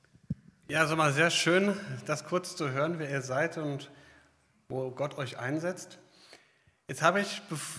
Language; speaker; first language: German; native; German